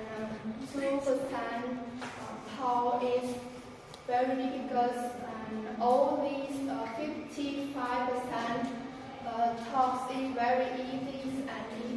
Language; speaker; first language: English; non-native, learner; Vietnamese